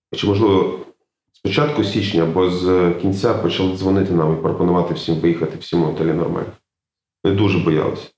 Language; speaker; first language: Ukrainian; native; Ukrainian